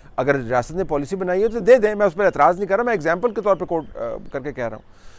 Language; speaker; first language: Urdu; native; Urdu